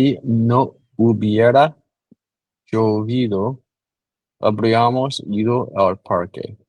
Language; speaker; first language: Spanish; non-native, learner; English